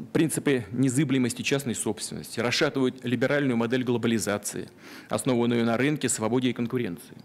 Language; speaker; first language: Russian; native; Russian